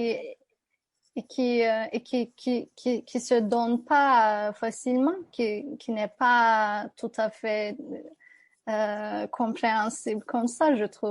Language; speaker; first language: French; non-native, fluent; Turkish